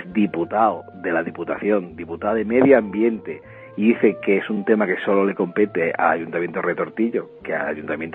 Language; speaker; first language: Spanish; native; Spanish